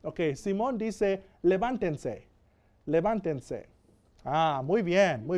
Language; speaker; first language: Spanish; non-native, fluent; English